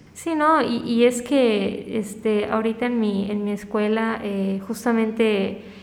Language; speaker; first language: Spanish; native; Spanish